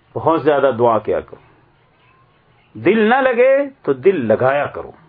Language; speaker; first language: Urdu; native; Urdu